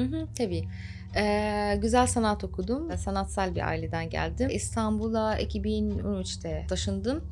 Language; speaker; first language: Turkish; non-native, fluent; Arabic